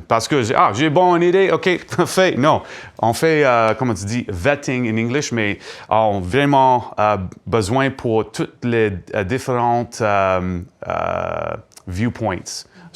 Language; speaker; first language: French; non-native, learner; English